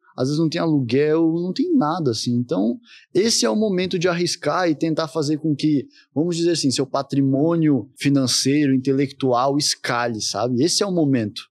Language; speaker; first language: Portuguese; native; Portuguese